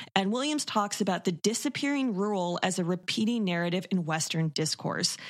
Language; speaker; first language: English; native; English